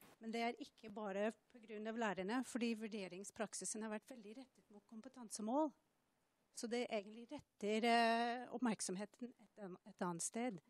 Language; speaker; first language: Norwegian; non-native, fluent; English